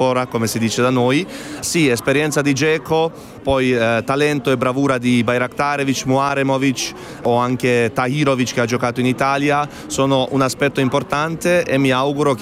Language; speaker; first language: Italian; non-native, fluent; Bosnian